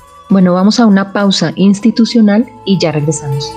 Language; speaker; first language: Spanish; native; Spanish